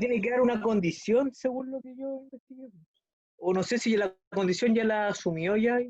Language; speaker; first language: Spanish; native; Spanish